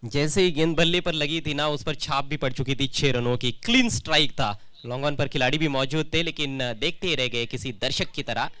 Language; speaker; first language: Hindi; non-native, local second language; Marathi